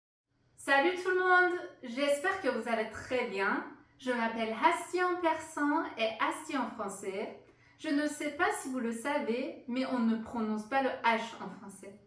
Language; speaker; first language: French; non-native, fluent; Persian